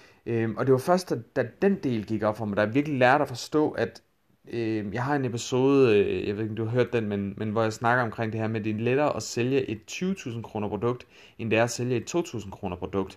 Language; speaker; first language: Danish; native; Danish